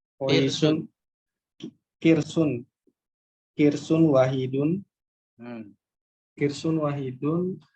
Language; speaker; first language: Arabic; non-native, learner; Indonesian